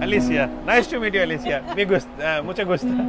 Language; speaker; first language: Spanish; non-native, learner; Hindi